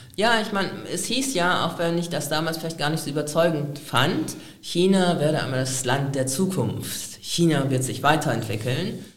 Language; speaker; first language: German; native; German